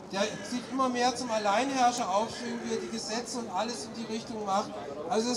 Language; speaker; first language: German; native; German